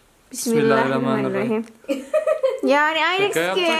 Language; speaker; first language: Turkish; non-native, learner; Indonesian